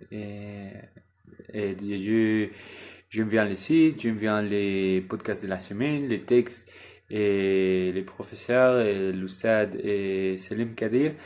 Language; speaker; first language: French; non-native, learner; Spanish